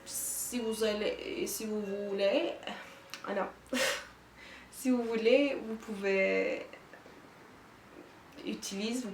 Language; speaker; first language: French; non-native, learner; Turkish